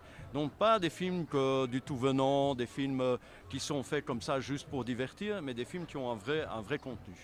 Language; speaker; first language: French; native; French